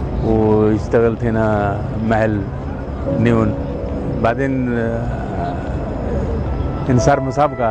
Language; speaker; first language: Arabic; non-native, learner; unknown